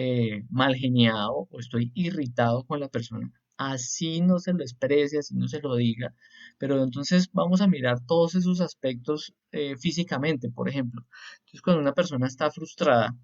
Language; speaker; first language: Spanish; native; Spanish